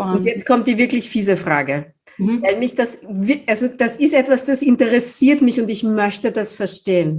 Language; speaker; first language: German; native; German